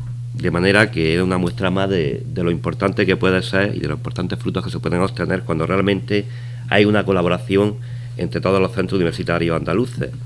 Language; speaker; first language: Spanish; native; Spanish